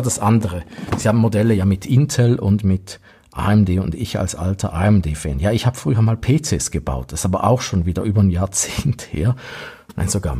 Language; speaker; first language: German; native; German